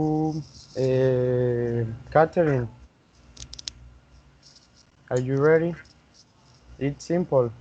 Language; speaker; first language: English; non-native, learner; Spanish